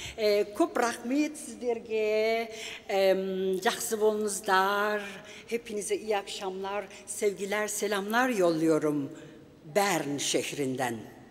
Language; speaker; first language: German; non-native, fluent; Turkish